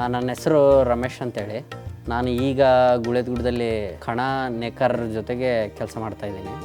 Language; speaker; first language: Kannada; native; Kannada